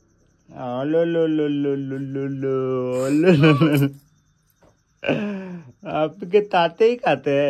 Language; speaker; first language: Hindi; native; Hindi